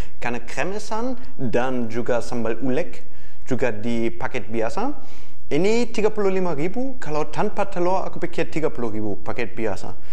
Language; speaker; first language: Indonesian; non-native, fluent; German